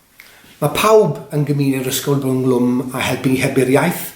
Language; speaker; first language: Welsh; native; Welsh